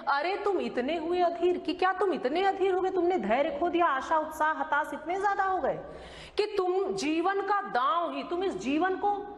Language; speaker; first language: Hindi; native; Hindi